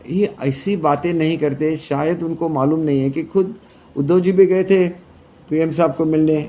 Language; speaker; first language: Hindi; non-native, local second language; Marathi